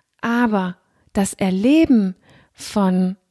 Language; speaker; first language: German; non-native, fluent; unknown